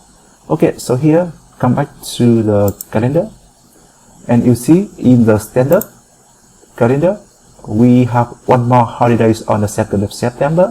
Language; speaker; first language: English; non-native, fluent; Vietnamese